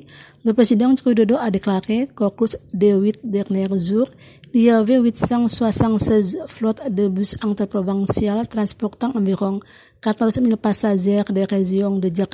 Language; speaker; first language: French; non-native, fluent; Indonesian